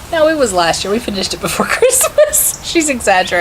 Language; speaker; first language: English; native; English